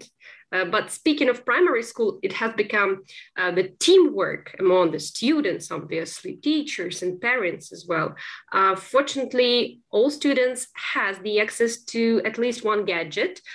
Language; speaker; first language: English; non-native, fluent; Ukrainian